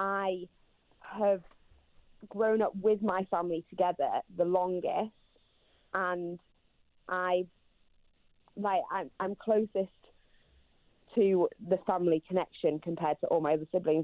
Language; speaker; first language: English; native; English